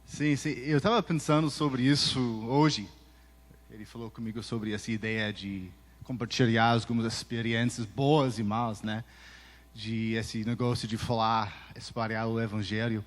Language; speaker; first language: Portuguese; early bilingual, heritage; Portuguese